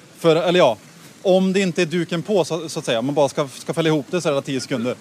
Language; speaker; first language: Swedish; native; Swedish